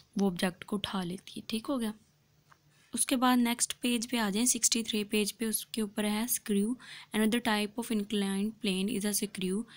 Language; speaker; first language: Urdu; non-native, local second language; Punjabi